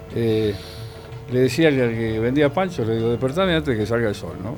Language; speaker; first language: Spanish; native; Spanish